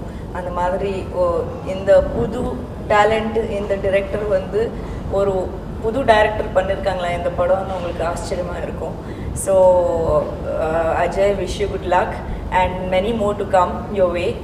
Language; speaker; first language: Tamil; non-native, local second language; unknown